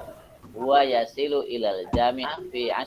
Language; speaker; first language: Arabic; non-native, fluent; Indonesian